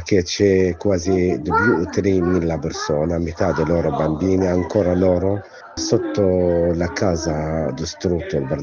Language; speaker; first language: Italian; non-native, learner; Arabic